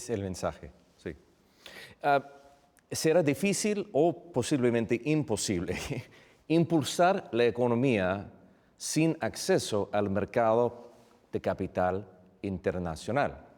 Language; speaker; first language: Spanish; non-native, fluent; English